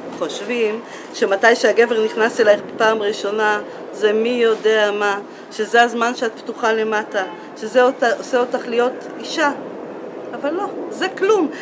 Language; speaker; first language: Hebrew; native; Hebrew